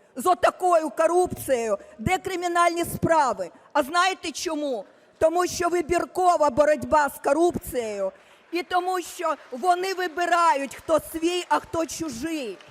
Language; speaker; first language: Ukrainian; non-native, local second language; Russian